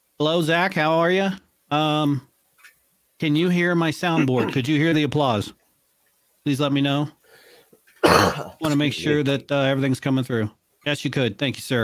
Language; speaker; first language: English; native; English